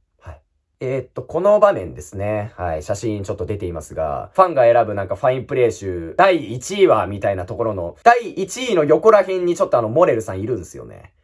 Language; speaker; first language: Japanese; native; Japanese